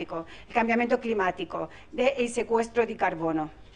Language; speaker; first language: Italian; non-native, learner; Spanish